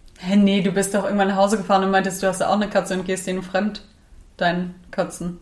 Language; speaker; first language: German; early bilingual, other home language; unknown